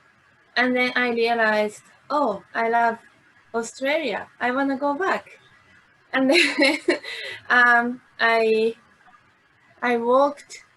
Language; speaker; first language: English; non-native, learner; Japanese